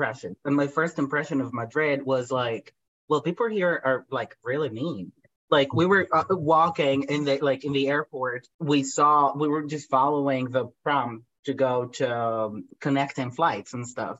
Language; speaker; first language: English; non-native, fluent; Spanish